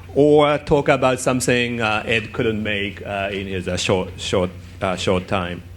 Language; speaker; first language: English; non-native, fluent; Japanese